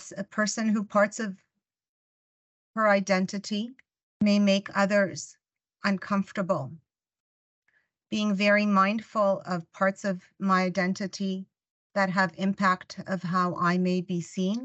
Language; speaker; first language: English; non-native, fluent; Russian